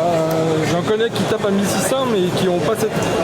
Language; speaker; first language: French; native; French